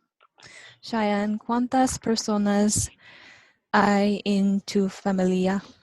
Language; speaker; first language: Spanish; non-native, learner; English